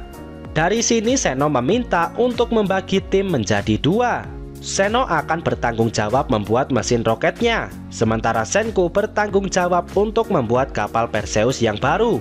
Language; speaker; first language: Indonesian; native; Indonesian